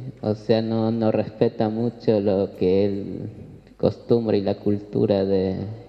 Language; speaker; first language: Spanish; non-native, local second language; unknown